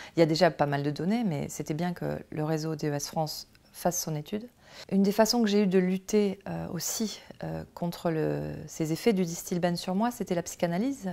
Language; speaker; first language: French; native; French